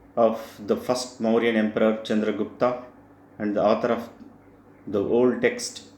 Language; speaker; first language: English; non-native, local second language; Telugu